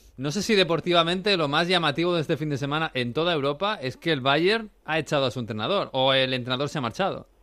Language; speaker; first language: Spanish; native; Spanish